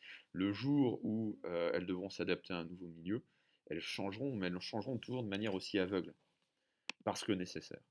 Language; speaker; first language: French; native; French